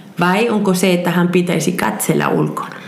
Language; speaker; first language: Finnish; non-native, fluent; Spanish